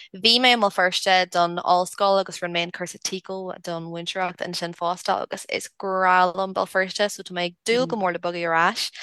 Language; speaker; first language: Irish; non-native, local second language; English